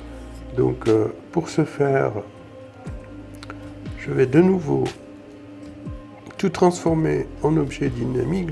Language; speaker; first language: French; native; French